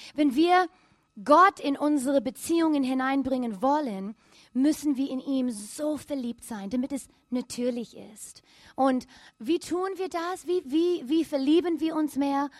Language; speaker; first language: German; non-native, fluent; English